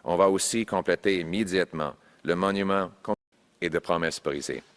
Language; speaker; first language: French; non-native, local second language; English